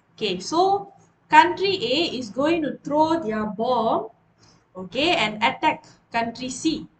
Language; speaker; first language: English; non-native, local second language; Malay